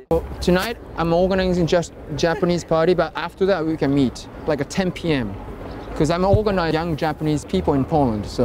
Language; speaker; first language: English; non-native, fluent; Japanese